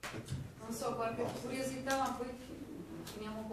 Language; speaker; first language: Italian; native; Italian